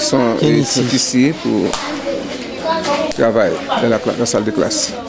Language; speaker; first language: French; non-native, learner; Haitian Creole